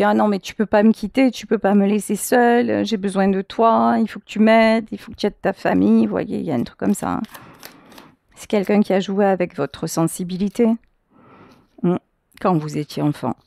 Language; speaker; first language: French; native; French